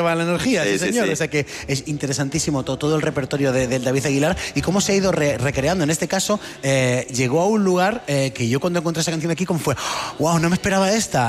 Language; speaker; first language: Spanish; native; Spanish